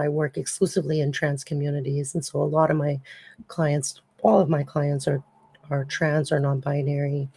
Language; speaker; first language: English; native; English